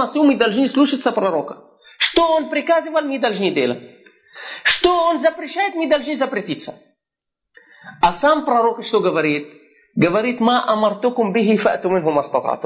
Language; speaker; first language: Russian; non-native, fluent; Arabic